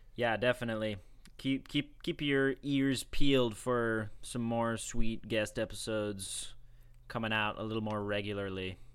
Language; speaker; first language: English; native; English